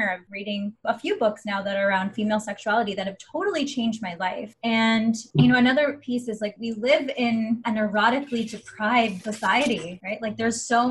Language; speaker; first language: English; native; English